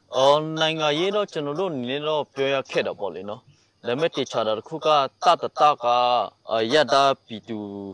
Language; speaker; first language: Burmese; non-native, local second language; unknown